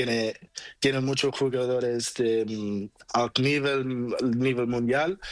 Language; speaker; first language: Spanish; non-native, learner; Portuguese